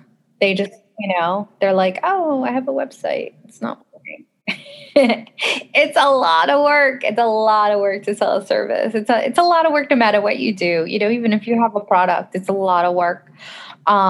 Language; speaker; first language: English; early bilingual, other home language; Spanish